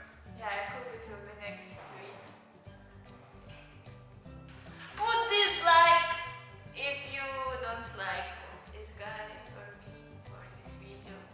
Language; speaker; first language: English; non-native, fluent; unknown